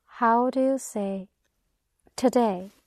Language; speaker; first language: English; non-native, learner; Chinese